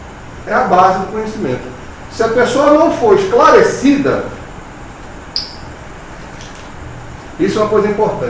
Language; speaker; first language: Portuguese; native; Portuguese